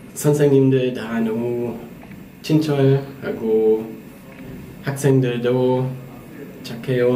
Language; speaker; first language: Korean; non-native, learner; German